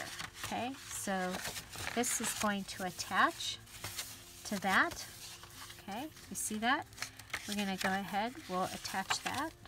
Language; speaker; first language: English; native; English